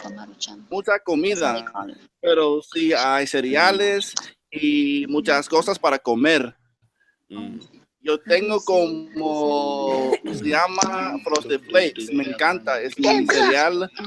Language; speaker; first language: Spanish; non-native, learner; English